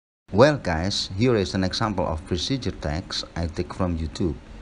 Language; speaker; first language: English; non-native, fluent; Indonesian